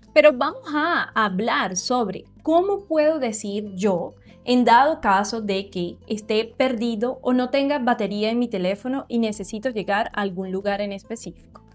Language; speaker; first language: Spanish; non-native, fluent; Portuguese